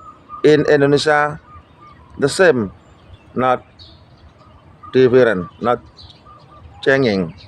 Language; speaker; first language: English; non-native, learner; Indonesian